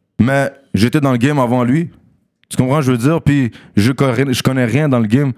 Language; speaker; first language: French; early bilingual, other home language; Russian